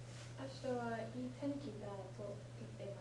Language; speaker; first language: Japanese; non-native, learner; English